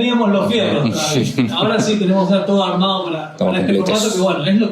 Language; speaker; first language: Spanish; native; Spanish